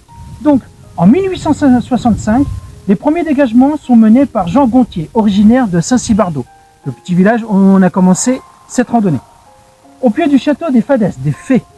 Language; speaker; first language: French; native; French